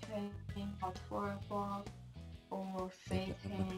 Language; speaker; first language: English; non-native, fluent; Turkish